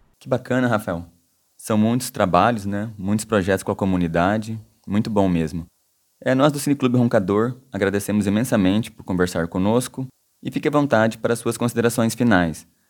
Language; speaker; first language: Portuguese; native; Portuguese